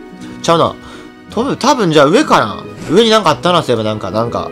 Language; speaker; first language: Japanese; native; Japanese